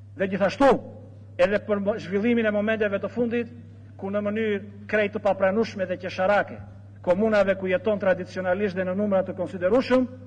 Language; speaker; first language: Albanian; non-native, local second language; Greek